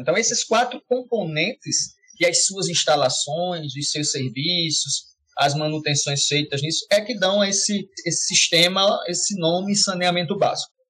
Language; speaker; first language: Portuguese; native; Portuguese